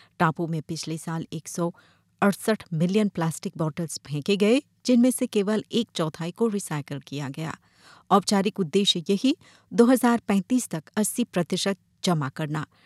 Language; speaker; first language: Hindi; non-native, local second language; Morisyen